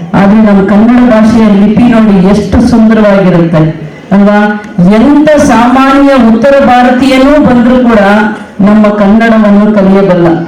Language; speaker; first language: Kannada; native; Kannada